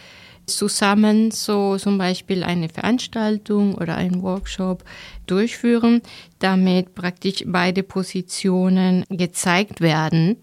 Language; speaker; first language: German; non-native, fluent; Spanish